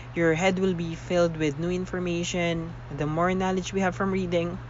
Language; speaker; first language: English; non-native, local second language; Filipino